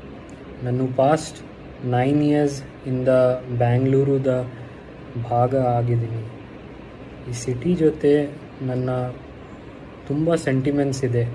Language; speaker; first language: Kannada; non-native, local second language; Hindi